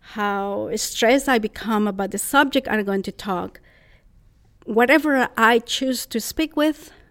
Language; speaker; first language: English; non-native, fluent; Spanish